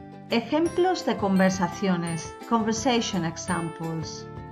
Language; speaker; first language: Spanish; native; Spanish